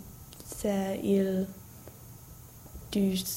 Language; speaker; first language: French; non-native, learner; English